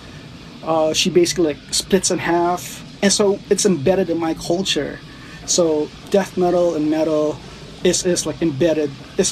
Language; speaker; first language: English; early bilingual, other home language; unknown